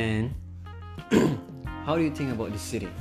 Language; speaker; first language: English; non-native, fluent; Indonesian